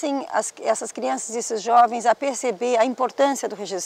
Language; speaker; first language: Portuguese; native; Portuguese